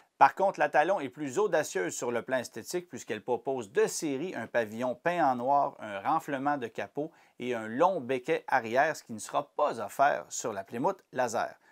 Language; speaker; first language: French; native; French